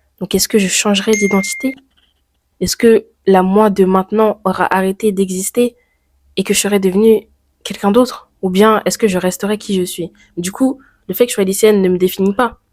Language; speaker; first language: French; native; French